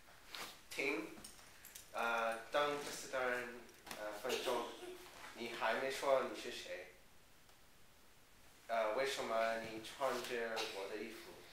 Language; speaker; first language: Chinese; non-native, learner; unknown